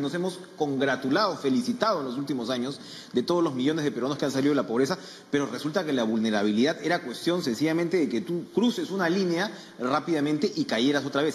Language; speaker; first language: Spanish; native; Spanish